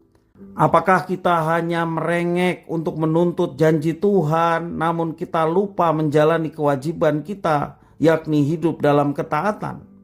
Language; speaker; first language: Indonesian; native; Indonesian